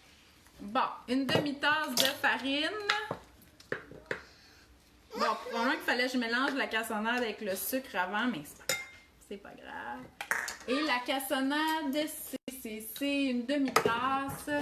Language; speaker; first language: French; native; French